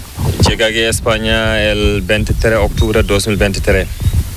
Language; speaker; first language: Spanish; non-native, learner; Fula